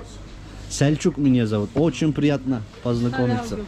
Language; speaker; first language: Russian; non-native, learner; Turkish